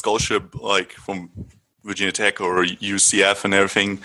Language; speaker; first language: English; non-native, fluent; German